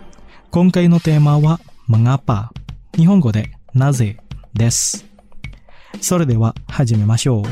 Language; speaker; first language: Japanese; non-native, fluent; Indonesian